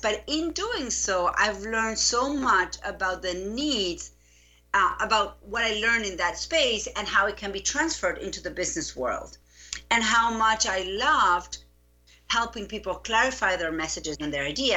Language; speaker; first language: English; non-native, fluent; Spanish